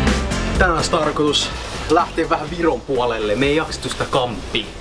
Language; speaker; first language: Finnish; native; Finnish